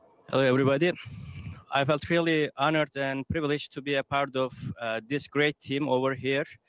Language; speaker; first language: English; non-native, fluent; Turkish